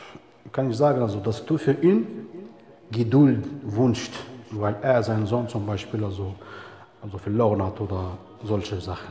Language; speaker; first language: German; non-native, fluent; Arabic